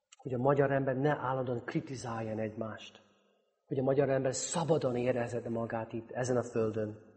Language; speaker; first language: Hungarian; non-native, fluent; English